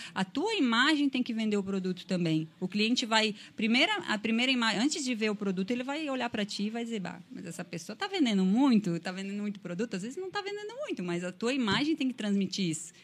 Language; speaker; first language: Portuguese; native; Portuguese